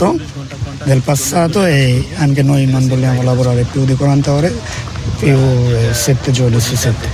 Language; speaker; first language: Italian; non-native, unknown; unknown